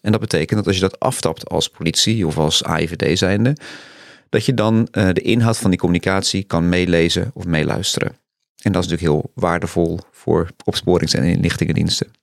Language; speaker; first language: Dutch; native; Dutch